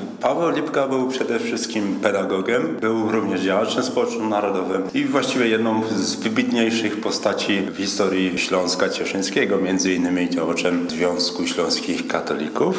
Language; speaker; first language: Polish; native; Polish